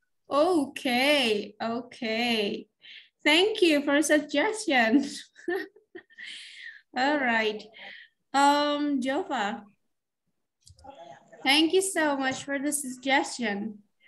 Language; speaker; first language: English; non-native, fluent; Indonesian